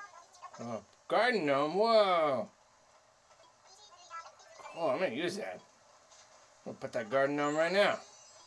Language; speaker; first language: English; native; English